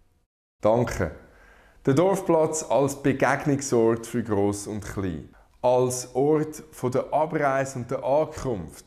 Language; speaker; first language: German; native; German